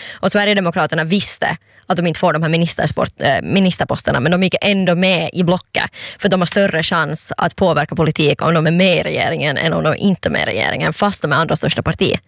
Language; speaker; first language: Swedish; native; Swedish